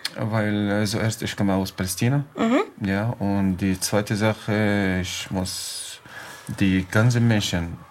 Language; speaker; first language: German; non-native, learner; Arabic